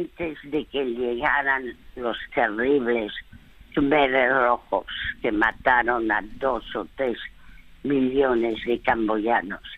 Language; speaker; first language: Spanish; early bilingual, other home language; French